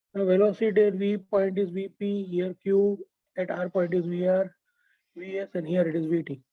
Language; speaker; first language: English; non-native, local second language; Gujarati